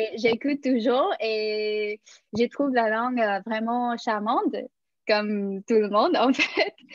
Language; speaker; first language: French; non-native, fluent; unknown